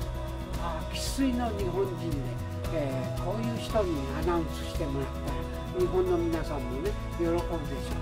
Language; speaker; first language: Japanese; native; Japanese